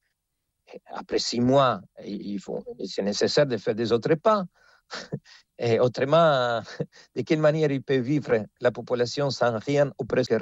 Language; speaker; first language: French; non-native, fluent; Spanish